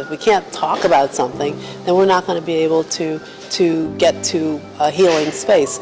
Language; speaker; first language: English; native; English